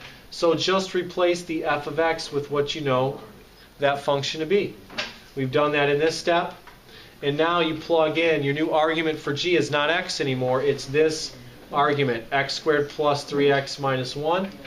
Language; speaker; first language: English; native; English